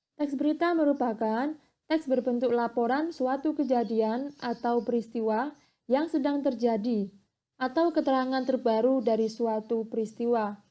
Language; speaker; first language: Indonesian; native; Indonesian